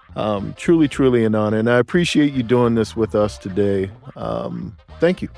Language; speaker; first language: English; native; English